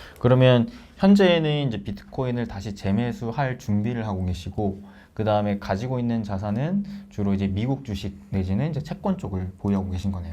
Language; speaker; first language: Korean; native; Korean